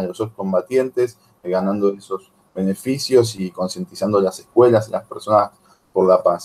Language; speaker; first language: Spanish; native; Spanish